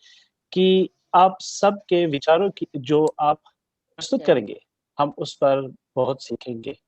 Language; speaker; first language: Hindi; early bilingual, heritage; Hindi